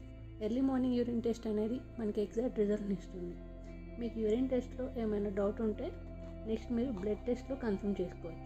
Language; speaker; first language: Telugu; native; Telugu